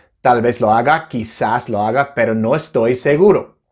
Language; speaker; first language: Spanish; non-native, fluent; English